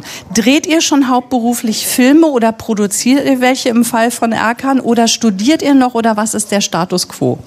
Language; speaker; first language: German; native; German